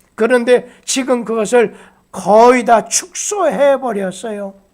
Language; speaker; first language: Korean; native; Korean